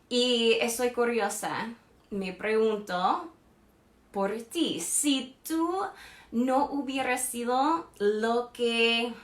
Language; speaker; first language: Spanish; non-native, fluent; English